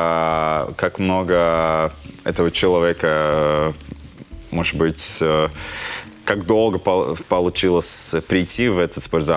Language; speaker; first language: Russian; non-native, local second language; Latvian